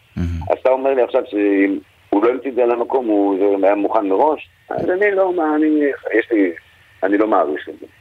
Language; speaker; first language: Hebrew; native; Hebrew